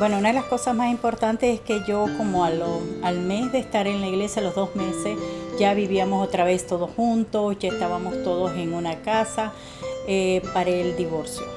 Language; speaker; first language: Spanish; native; Spanish